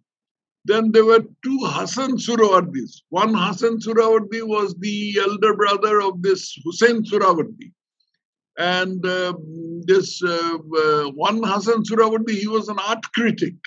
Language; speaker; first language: English; non-native, local second language; Bangla